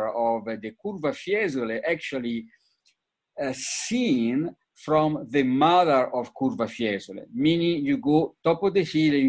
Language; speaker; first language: English; non-native, fluent; Italian